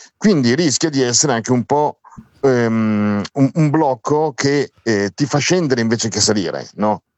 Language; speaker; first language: Italian; native; Italian